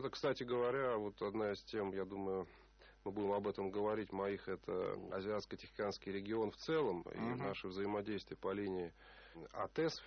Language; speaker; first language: Russian; native; Russian